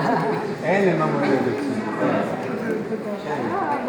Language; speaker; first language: French; non-native, fluent; Portuguese